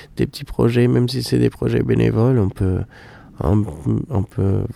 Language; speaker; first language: French; non-native, fluent; Spanish